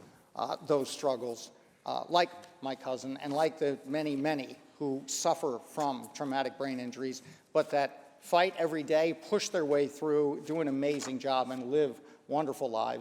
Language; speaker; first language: English; native; English